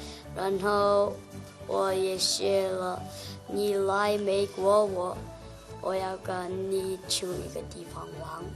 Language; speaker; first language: Chinese; non-native, learner; English